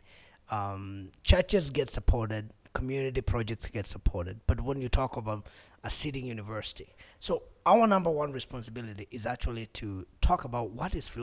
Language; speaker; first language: English; non-native, local second language; Kamba